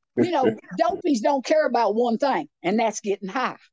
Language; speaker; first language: English; native; English